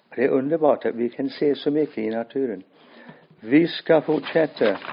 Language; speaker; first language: Swedish; non-native, fluent; English